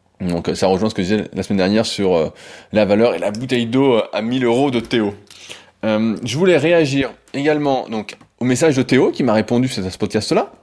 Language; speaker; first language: French; native; French